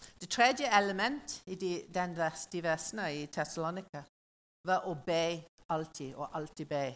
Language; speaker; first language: Norwegian; non-native, learner; English